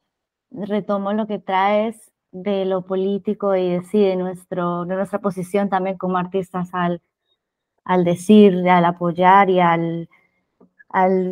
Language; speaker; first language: Spanish; native; Spanish